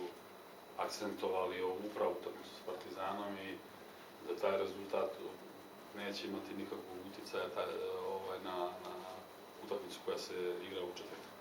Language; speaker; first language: Serbian; native; Serbian